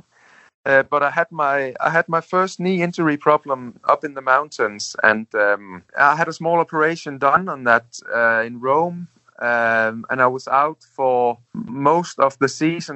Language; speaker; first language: English; non-native, fluent; Danish